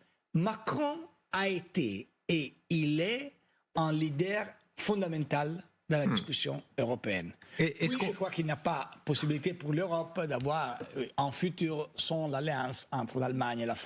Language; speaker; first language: French; non-native, fluent; Italian